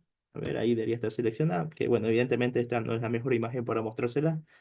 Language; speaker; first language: Spanish; native; Spanish